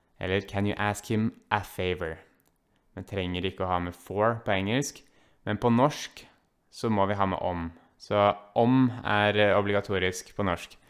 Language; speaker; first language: Norwegian; native; Norwegian